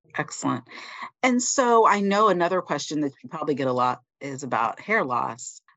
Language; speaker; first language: English; native; English